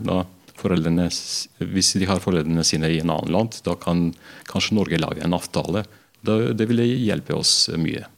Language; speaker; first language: Norwegian; non-native, fluent; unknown